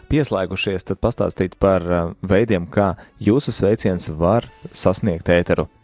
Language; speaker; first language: Latvian; native; Latvian